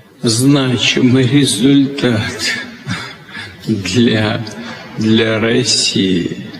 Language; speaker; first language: Russian; native; Russian